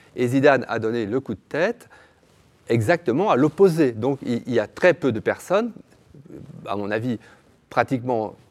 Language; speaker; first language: French; native; French